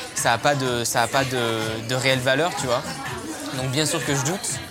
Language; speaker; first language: French; native; French